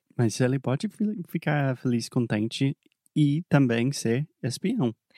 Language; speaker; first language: Portuguese; non-native, fluent; English